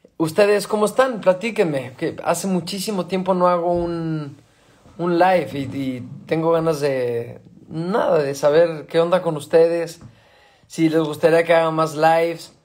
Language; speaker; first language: Spanish; native; Spanish